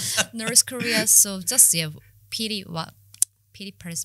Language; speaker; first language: English; non-native, learner; Korean